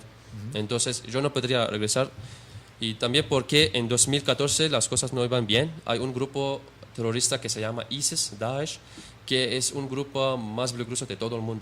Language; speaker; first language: Spanish; non-native, learner; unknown